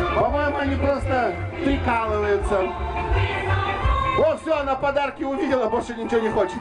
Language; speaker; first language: Russian; native; Russian